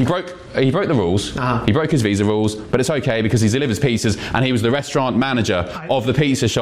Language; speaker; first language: English; native; English